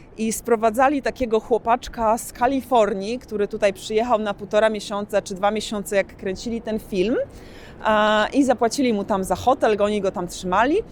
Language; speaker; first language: Polish; native; Polish